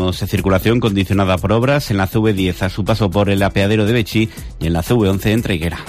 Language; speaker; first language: Spanish; native; Spanish